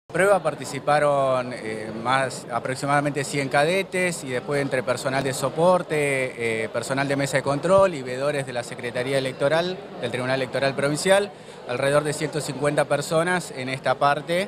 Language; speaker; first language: Spanish; native; Spanish